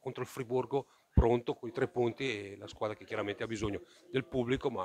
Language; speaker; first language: Italian; native; Italian